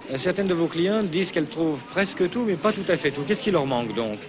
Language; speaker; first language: French; native; French